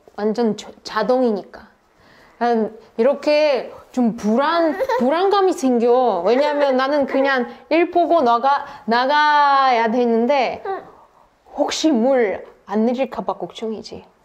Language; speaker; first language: Korean; non-native, fluent; Russian